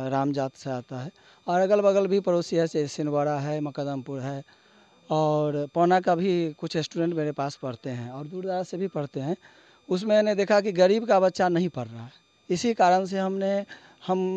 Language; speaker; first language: Hindi; non-native, local second language; Maithili